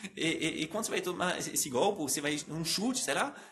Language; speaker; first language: Portuguese; non-native, fluent; French